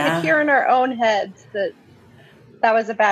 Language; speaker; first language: English; native; English